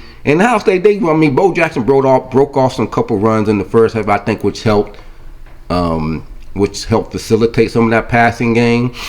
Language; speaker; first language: English; native; English